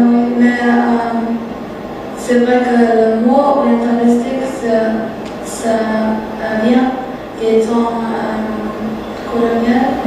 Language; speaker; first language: French; non-native, fluent; German